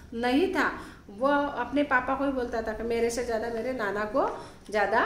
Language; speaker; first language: Hindi; non-native, local second language; Marathi